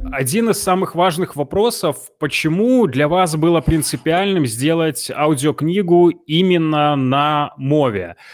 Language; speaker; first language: Russian; non-native, local second language; Belarusian